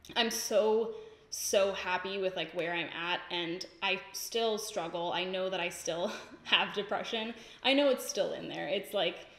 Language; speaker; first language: English; native; English